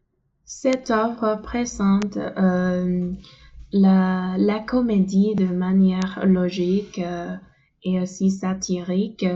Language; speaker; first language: French; non-native, fluent; Spanish